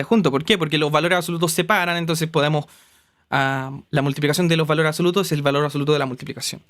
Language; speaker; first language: Spanish; native; Spanish